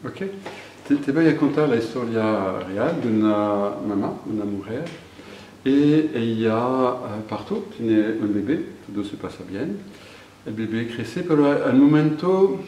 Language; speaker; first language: Spanish; non-native, fluent; French